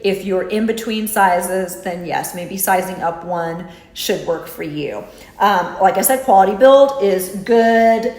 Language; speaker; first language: English; native; English